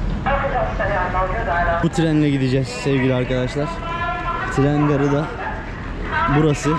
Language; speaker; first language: Turkish; native; Turkish